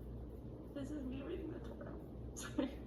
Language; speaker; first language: English; native; English